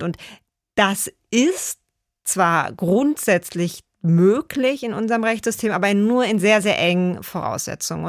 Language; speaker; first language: German; native; German